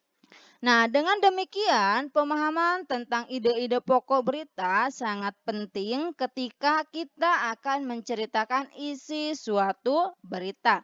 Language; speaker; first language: Indonesian; native; Indonesian